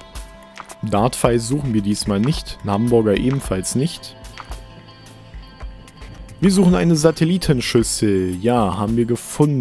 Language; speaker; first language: German; native; German